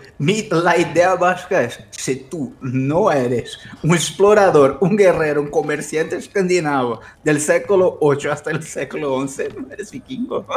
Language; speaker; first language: Spanish; non-native, fluent; Portuguese